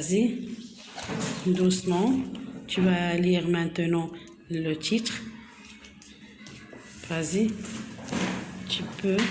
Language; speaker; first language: French; non-native, local second language; Arabic